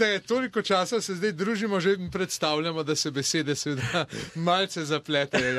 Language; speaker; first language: Slovenian; native; Slovenian